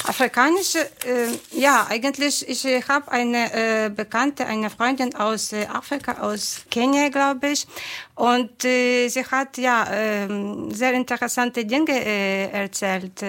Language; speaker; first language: German; non-native, fluent; Ukrainian